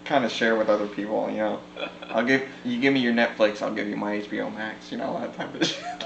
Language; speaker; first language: English; native; English